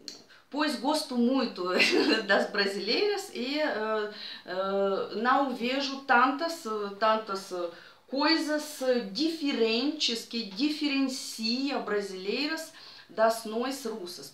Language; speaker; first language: Portuguese; non-native, fluent; Russian